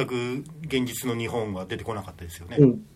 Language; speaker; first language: Japanese; native; Japanese